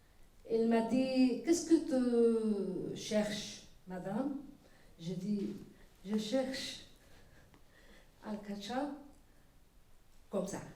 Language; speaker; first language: French; non-native, learner; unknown